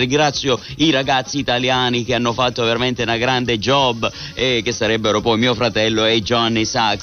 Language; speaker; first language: Italian; early bilingual, heritage; Italian